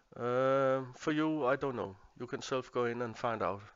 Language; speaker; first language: English; non-native, learner; Danish